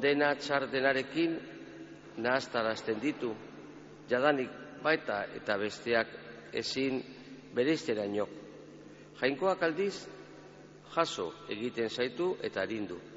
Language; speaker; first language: Basque; native; Basque